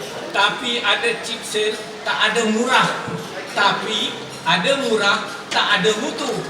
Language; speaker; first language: Malay; native; Malay